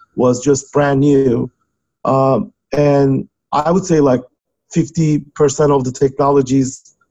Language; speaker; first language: English; non-native, fluent; Turkish